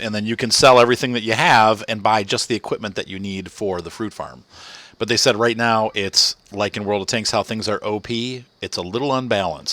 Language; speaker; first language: English; native; English